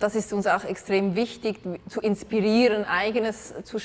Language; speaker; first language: German; native; German